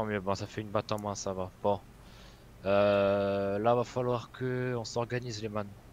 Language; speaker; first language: French; native; French